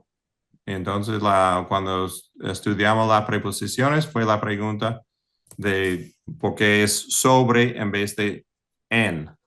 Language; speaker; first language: Spanish; non-native, fluent; English